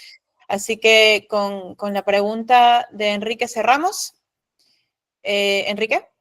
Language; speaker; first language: Spanish; native; Spanish